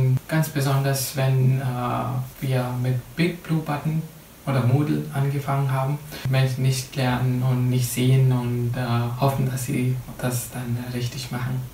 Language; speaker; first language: German; non-native, fluent; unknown